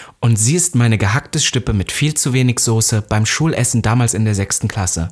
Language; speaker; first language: German; native; German